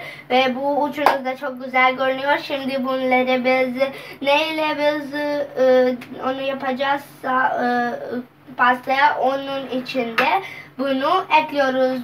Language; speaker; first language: Turkish; non-native, learner; Urdu